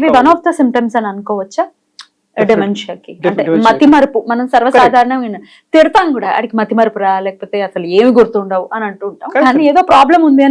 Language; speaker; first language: Telugu; native; Telugu